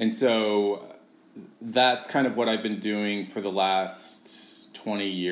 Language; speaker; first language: English; native; English